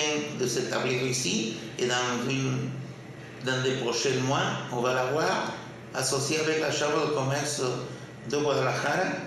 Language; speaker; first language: French; non-native, fluent; Spanish